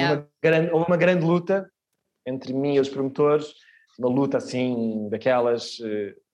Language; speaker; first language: Portuguese; early bilingual, other home language; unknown